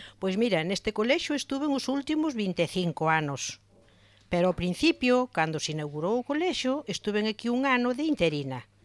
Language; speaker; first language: Galician; native; Galician